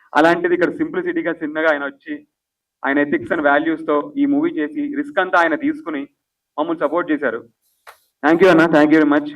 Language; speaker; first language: Telugu; native; Telugu